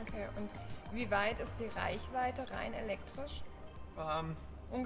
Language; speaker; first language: German; native; German